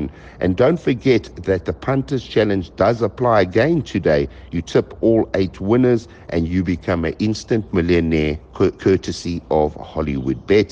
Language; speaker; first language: English; native; English